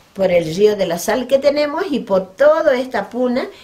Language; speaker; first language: Spanish; non-native, local second language; Quechua